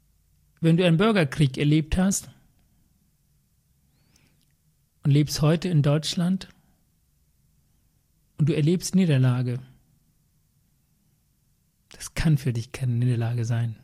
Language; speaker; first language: German; early bilingual, other home language; Tamil